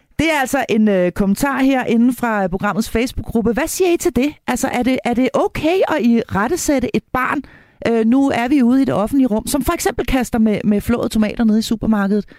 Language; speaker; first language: Danish; native; Danish